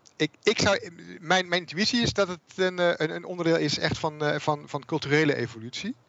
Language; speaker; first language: Dutch; native; Dutch